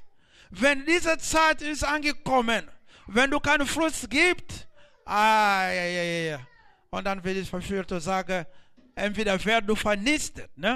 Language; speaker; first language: German; non-native, learner; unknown